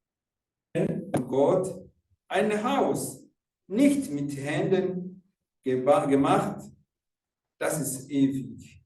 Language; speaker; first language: German; non-native, fluent; Rundi